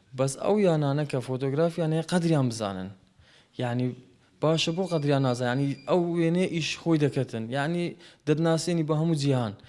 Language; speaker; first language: Central Kurdish; non-native, local second language; Kurdish